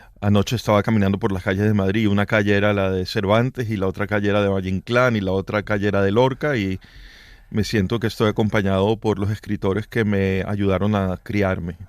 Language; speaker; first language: Spanish; native; Spanish